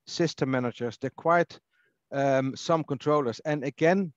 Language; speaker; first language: English; non-native, fluent; Dutch